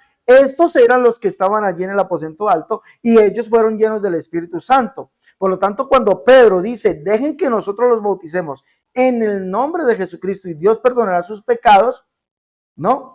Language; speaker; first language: Spanish; native; Spanish